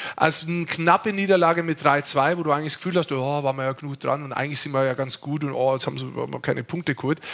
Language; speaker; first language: German; native; German